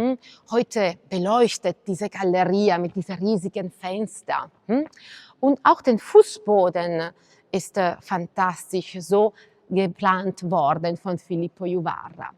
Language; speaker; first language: German; non-native, fluent; Italian